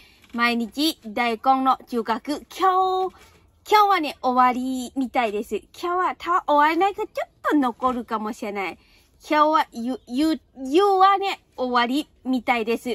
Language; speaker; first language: Japanese; non-native, learner; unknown